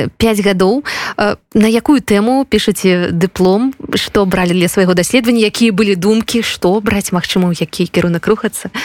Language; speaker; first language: Belarusian; native; Belarusian